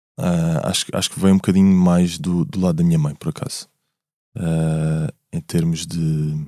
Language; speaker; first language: Portuguese; native; Portuguese